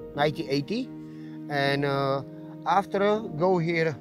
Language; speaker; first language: English; non-native, learner; Slovak